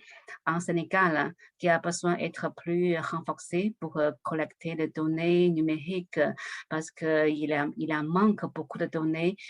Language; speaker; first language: French; non-native, learner; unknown